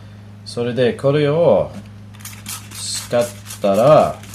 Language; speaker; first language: Japanese; non-native, learner; English